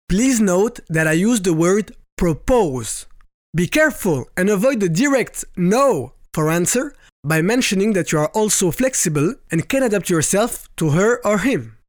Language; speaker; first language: English; non-native, fluent; French